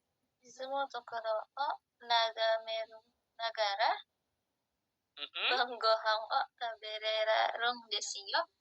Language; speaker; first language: Japanese; non-native, learner; Indonesian